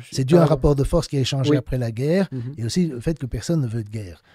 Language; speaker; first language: French; native; French